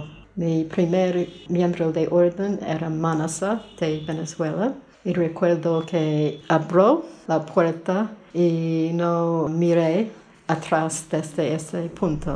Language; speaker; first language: Spanish; non-native, fluent; English